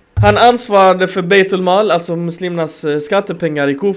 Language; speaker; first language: Swedish; early bilingual, other home language; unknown